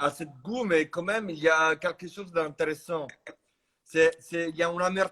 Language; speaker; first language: French; non-native, fluent; Italian